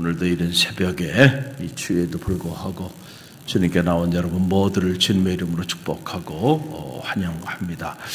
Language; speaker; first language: Korean; native; Korean